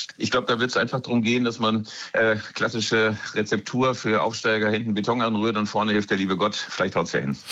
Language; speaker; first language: German; native; German